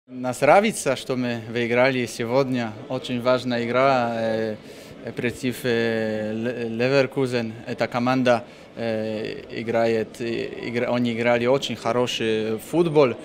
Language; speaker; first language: Russian; non-native, learner; Polish